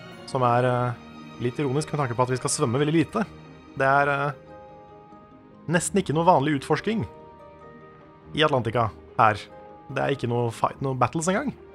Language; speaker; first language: Norwegian; native; Norwegian